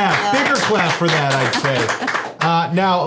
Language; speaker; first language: English; native; English